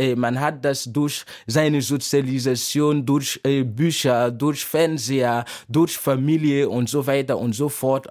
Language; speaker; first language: German; non-native, fluent; Mossi